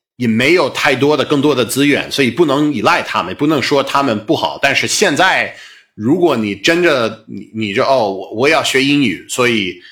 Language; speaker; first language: Chinese; non-native, fluent; English